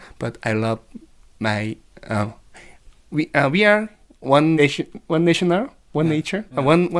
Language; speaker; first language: English; non-native, learner; Korean